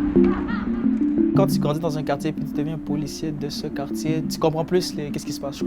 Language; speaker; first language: French; native; French